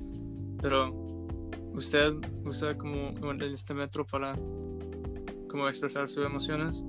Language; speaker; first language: Spanish; non-native, learner; English